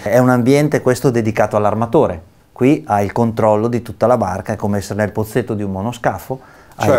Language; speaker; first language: Italian; native; Italian